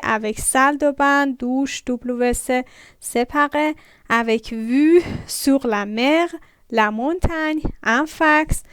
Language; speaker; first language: French; non-native, fluent; Persian